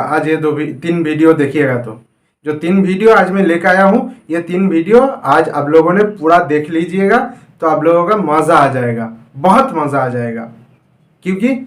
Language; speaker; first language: Hindi; non-native, fluent; Bangla